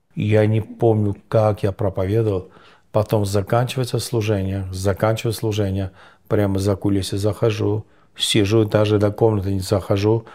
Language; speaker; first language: Russian; non-native, local second language; Georgian